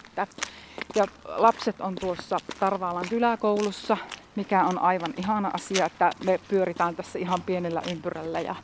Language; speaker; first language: Finnish; native; Finnish